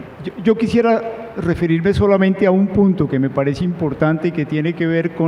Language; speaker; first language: Spanish; native; Spanish